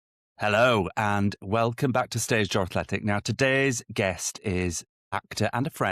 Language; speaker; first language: English; native; English